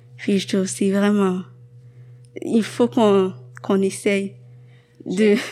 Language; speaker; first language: French; non-native, local second language; Haitian Creole